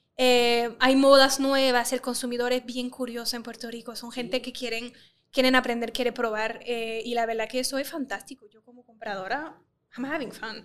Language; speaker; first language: Spanish; non-native, fluent; French